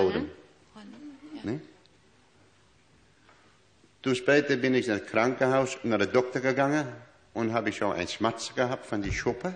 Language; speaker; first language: German; non-native, learner; Dutch